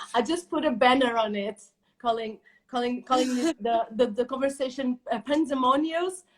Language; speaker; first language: English; non-native, fluent; Portuguese